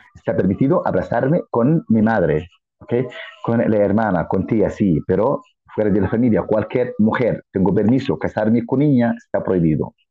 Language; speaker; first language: Spanish; non-native, fluent; Arabic